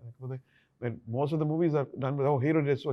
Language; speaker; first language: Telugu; non-native, learner; Tamil